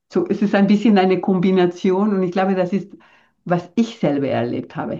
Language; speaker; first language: German; non-native, fluent; Spanish